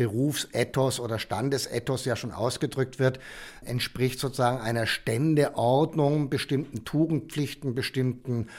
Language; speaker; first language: German; native; German